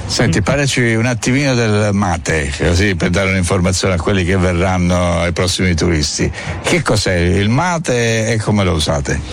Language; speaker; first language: Italian; native; Italian